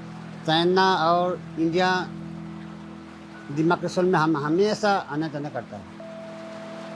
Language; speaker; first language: Hindi; non-native, local second language; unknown